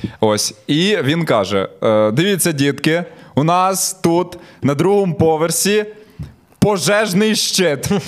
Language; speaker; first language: Ukrainian; native; Ukrainian